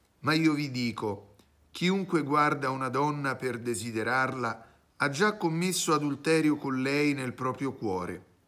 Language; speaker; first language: Italian; native; Italian